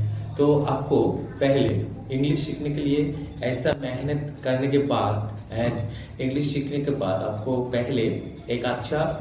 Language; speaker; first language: Hindi; non-native, local second language; Bangla